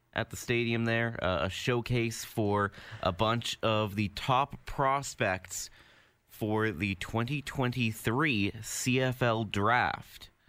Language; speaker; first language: English; native; English